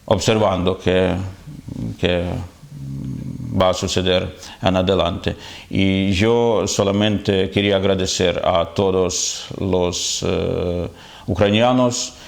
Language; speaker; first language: Spanish; non-native, fluent; Ukrainian